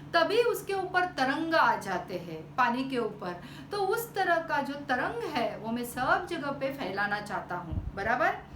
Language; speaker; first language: Hindi; non-native, local second language; Marathi